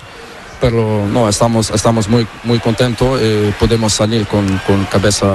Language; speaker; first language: Spanish; non-native, learner; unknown